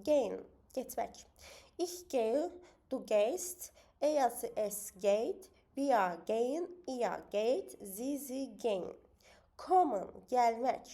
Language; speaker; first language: German; non-native, fluent; Azerbaijani